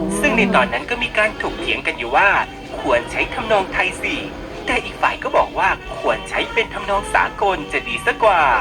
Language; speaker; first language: Thai; native; Thai